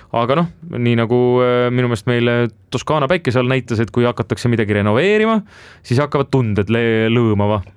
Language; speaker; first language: Estonian; native; Estonian